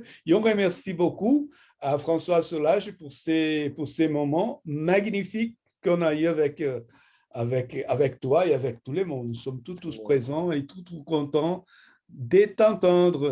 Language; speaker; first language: French; non-native, fluent; Portuguese